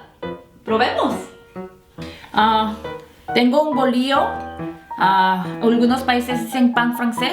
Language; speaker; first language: Spanish; non-native, fluent; Korean